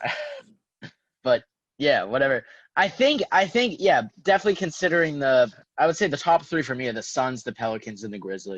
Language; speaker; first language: English; native; English